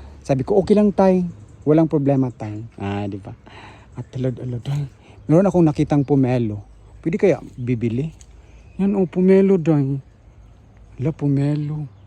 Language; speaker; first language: Filipino; non-native, local second language; Cebuano